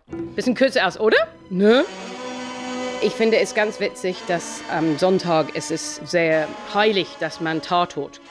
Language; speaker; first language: German; non-native, fluent; English